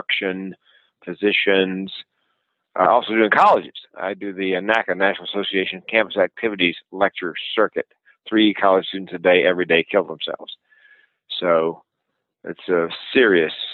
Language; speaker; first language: English; native; English